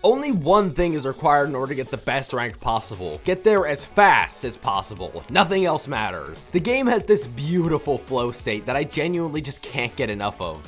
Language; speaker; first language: English; native; English